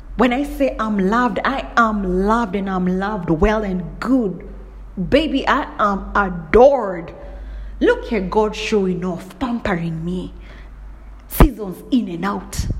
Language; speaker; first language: English; non-native, local second language; Kikuyu